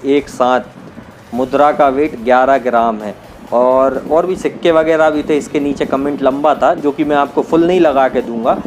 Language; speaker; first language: Hindi; native; Hindi